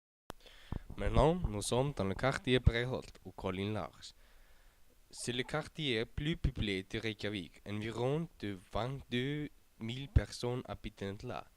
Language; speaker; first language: French; non-native, learner; Icelandic